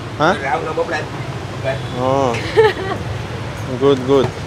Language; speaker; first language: English; non-native, learner; Russian